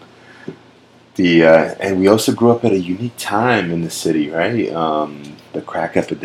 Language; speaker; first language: English; native; English